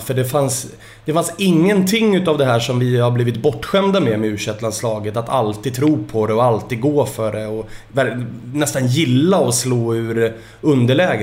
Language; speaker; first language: Swedish; native; Swedish